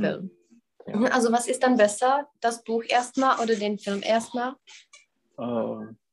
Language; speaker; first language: German; non-native, fluent; Czech